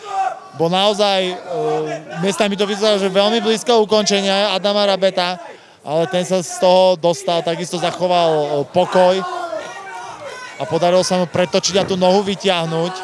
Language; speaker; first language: Slovak; native; Slovak